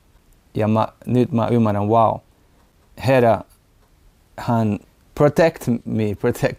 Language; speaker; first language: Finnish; non-native, learner; Portuguese